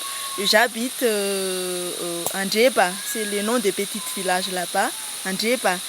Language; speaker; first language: French; non-native, local second language; Malagasy